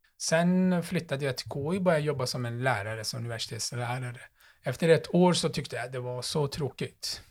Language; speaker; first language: Swedish; non-native, fluent; Persian